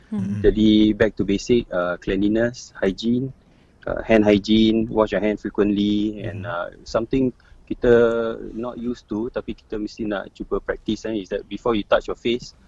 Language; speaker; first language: English; non-native, local second language; Malay